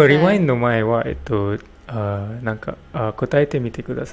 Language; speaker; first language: Japanese; non-native, learner; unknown